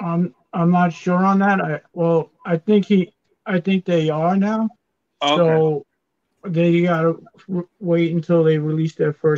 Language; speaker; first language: English; native; English